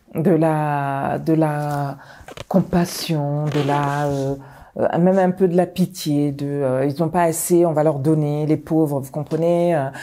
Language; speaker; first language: French; early bilingual, other home language; Bambara